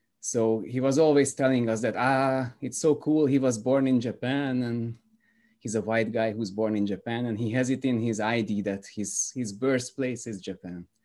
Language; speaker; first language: English; non-native, fluent; Hungarian